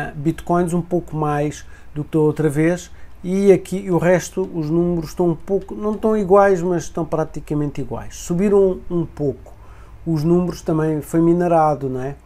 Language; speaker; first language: Portuguese; native; Portuguese